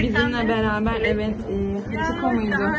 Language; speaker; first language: Turkish; native; Turkish